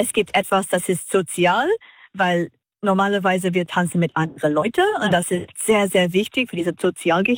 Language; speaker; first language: German; non-native, learner; English